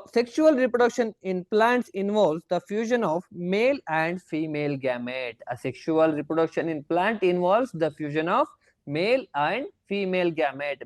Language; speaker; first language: English; non-native, local second language; Kannada